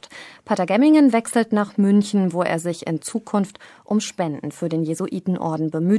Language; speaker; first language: German; native; German